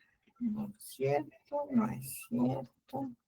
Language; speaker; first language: Spanish; native; Spanish